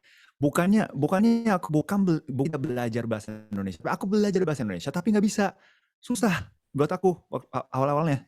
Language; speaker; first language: Indonesian; non-native, fluent; Japanese